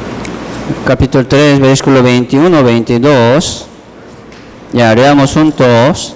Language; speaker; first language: Spanish; non-native, learner; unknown